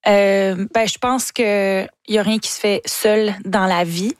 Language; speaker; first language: French; native; French